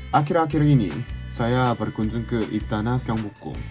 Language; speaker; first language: Indonesian; non-native, learner; Korean